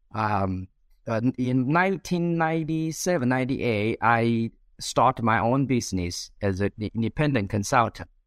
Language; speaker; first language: English; non-native, fluent; Chinese